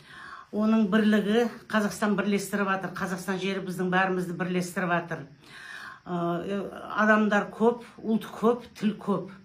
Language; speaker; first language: Kazakh; non-native, local second language; Russian